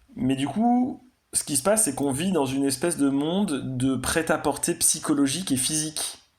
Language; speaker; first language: French; native; French